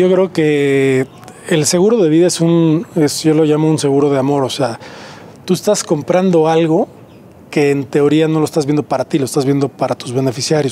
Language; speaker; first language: Spanish; native; Spanish